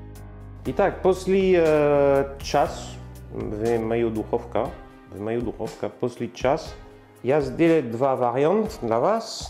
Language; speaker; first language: Russian; non-native, learner; French